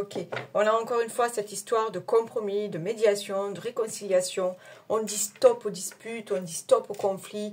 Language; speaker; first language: French; native; French